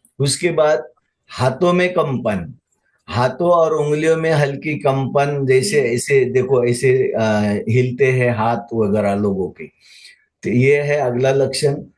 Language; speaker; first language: Hindi; non-native, local second language; Marathi